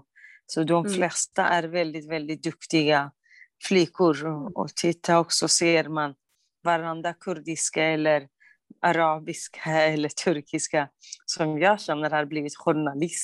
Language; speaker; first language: Swedish; non-native, fluent; Kurdish